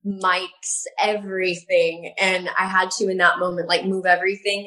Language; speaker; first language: English; native; English